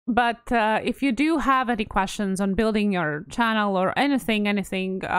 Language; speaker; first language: English; non-native, fluent; Latvian